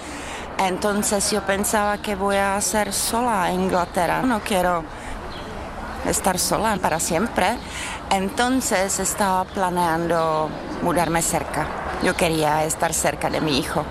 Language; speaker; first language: Spanish; non-native, fluent; Czech